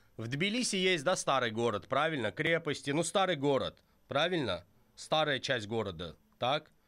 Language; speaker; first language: Russian; non-native, local second language; Azerbaijani